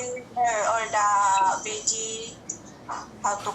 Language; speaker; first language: English; non-native, learner; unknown